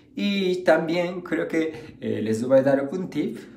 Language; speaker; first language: Spanish; non-native, fluent; Japanese